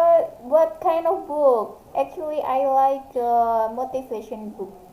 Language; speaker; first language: English; non-native, learner; Indonesian